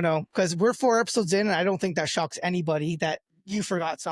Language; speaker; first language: English; native; English